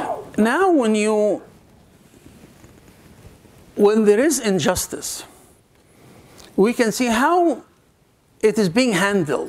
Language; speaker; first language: English; non-native, fluent; Arabic